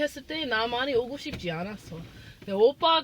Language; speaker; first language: Korean; non-native, learner; English